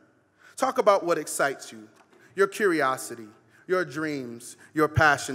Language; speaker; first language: English; native; English